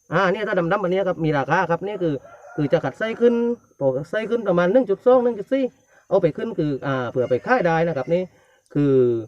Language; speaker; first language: Thai; native; Thai